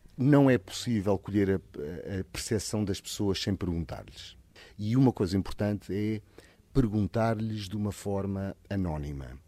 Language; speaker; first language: Portuguese; native; Portuguese